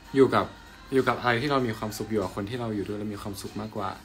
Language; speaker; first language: Thai; native; Thai